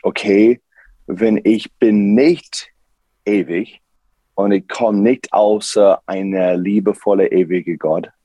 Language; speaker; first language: German; non-native, learner; English